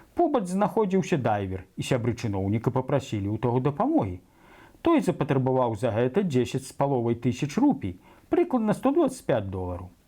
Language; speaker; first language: Belarusian; native; Belarusian